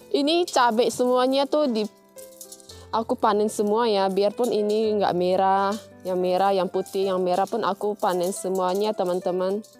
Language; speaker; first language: Indonesian; native; Indonesian